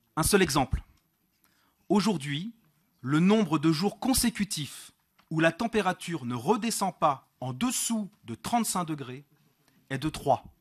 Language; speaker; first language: French; native; French